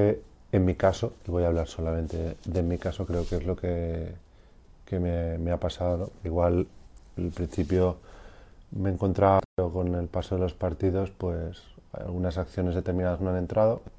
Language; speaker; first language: Spanish; native; Spanish